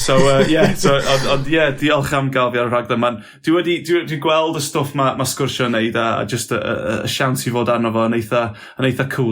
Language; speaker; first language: Welsh; non-native, local second language; English